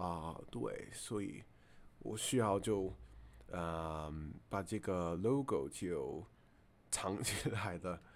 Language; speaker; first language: Chinese; non-native, fluent; English